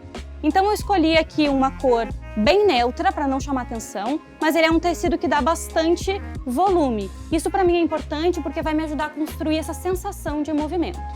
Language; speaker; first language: Portuguese; native; Portuguese